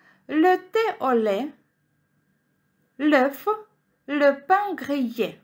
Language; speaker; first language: French; non-native, fluent; Ukrainian